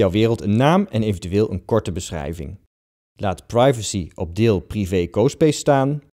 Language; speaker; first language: Dutch; native; Dutch